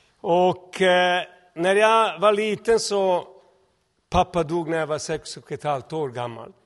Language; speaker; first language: Swedish; non-native, fluent; Serbian